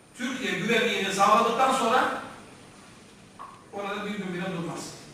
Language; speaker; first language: Turkish; native; Turkish